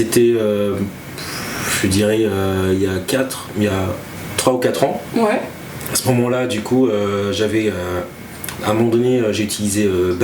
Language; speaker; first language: French; native; French